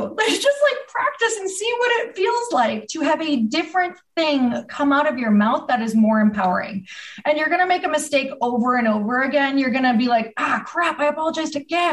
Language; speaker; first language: English; native; English